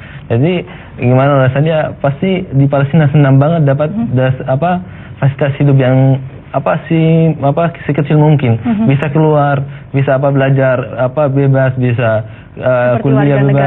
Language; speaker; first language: Indonesian; non-native, fluent; Arabic